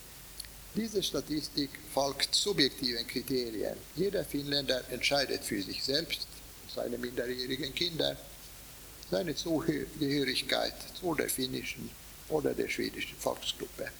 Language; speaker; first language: German; non-native, fluent; Swedish